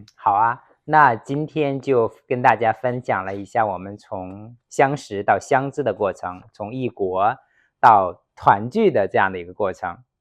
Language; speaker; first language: Chinese; native; Chinese